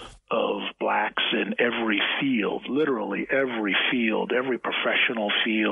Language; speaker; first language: English; native; English